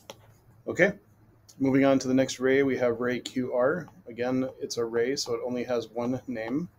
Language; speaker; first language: English; native; English